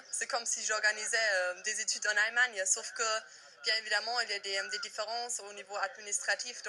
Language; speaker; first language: French; non-native, fluent; German